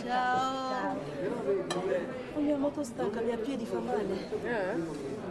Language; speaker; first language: Italian; non-native, learner; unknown